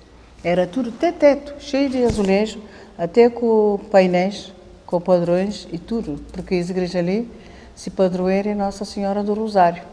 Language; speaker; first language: Portuguese; non-native, local second language; Kabuverdianu